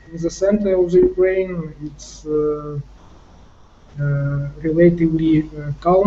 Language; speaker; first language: English; non-native, fluent; Ukrainian